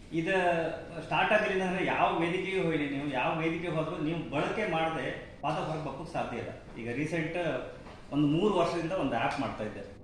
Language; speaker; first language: Kannada; native; Kannada